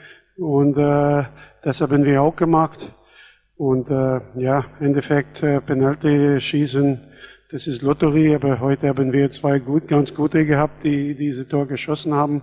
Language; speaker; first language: German; non-native, fluent; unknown